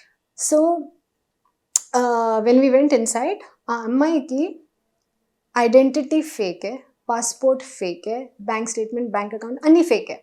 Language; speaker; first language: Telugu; non-native, local second language; Hindi